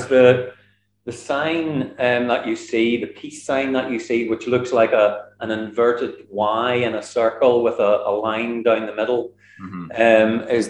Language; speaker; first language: English; native; English